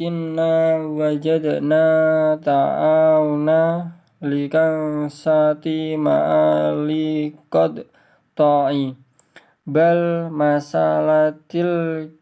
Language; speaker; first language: Arabic; non-native, learner; Indonesian